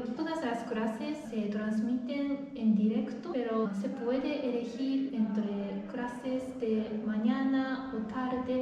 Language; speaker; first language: Spanish; non-native, fluent; Japanese